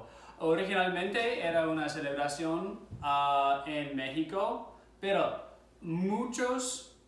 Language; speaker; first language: Spanish; non-native, fluent; English